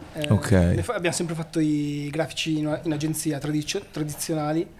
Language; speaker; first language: Italian; native; Italian